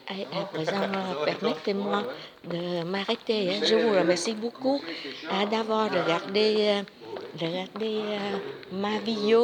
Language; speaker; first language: French; non-native, learner; Vietnamese